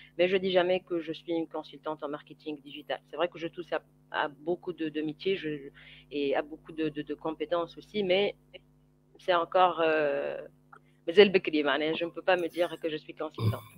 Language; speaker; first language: French; non-native, local second language; Arabic